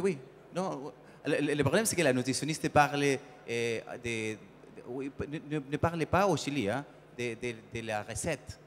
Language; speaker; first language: French; non-native, learner; Spanish